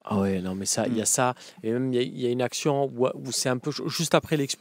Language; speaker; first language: French; native; French